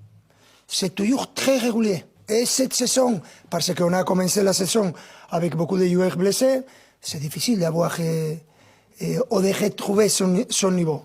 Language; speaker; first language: French; non-native, fluent; Spanish